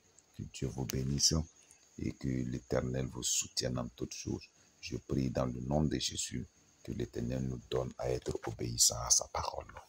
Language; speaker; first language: French; non-native, local second language; Mossi